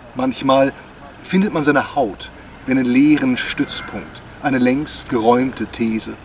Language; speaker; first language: German; native; German